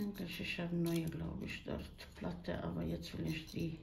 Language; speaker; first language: German; non-native, fluent; Croatian